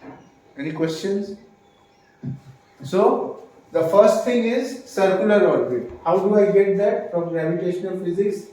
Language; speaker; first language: English; non-native, local second language; Bangla